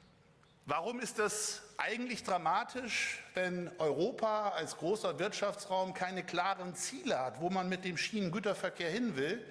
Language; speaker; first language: German; native; German